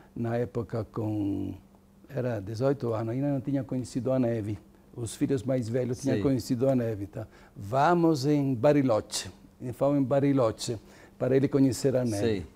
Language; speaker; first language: Portuguese; non-native, fluent; Italian